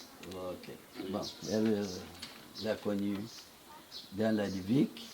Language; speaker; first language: French; non-native, learner; Portuguese